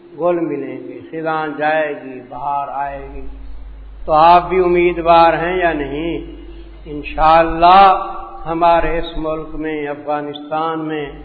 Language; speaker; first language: Urdu; non-native, local second language; Punjabi